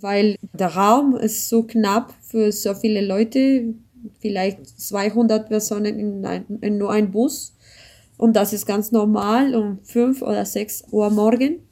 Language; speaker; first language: German; non-native, learner; Spanish